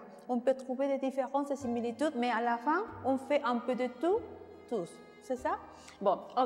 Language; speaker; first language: French; non-native, fluent; Spanish